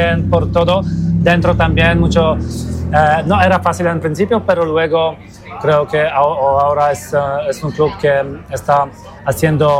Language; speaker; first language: Spanish; non-native, learner; Polish